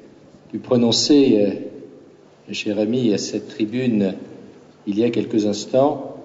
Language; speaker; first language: French; native; French